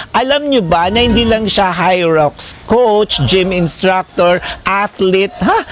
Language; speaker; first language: Filipino; native; Filipino